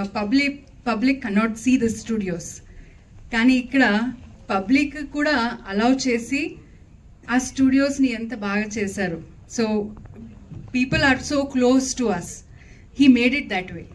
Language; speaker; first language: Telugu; non-native, learner; Kannada